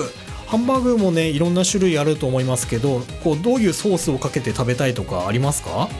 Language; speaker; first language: Japanese; native; Japanese